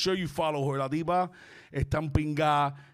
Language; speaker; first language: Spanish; early bilingual, other home language; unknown